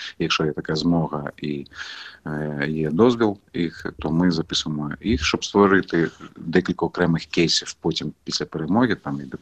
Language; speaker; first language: Ukrainian; non-native, fluent; Crimean Tatar